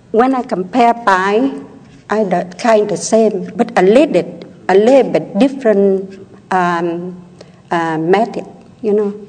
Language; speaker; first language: English; non-native, learner; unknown